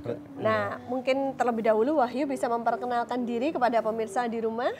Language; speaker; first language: Indonesian; native; Indonesian